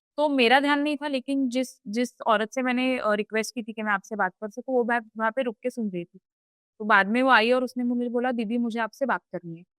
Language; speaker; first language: Hindi; non-native, local second language; Marathi